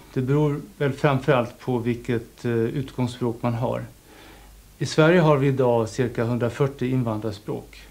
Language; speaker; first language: Swedish; non-native, fluent; German